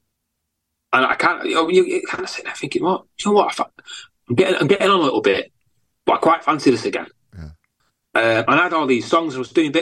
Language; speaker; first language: English; native; English